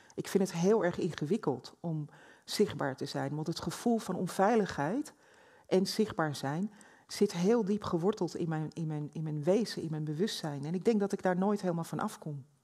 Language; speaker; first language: Dutch; native; Dutch